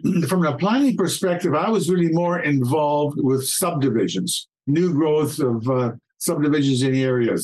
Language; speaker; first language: English; native; English